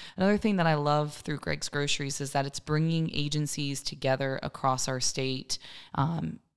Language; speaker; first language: English; native; English